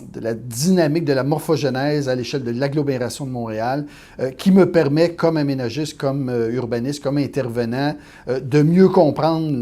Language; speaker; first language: French; native; French